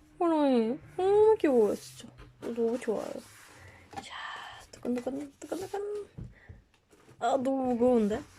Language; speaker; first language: Korean; non-native, fluent; Turkish